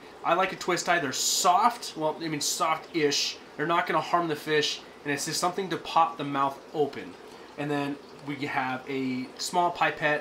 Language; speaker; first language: English; native; English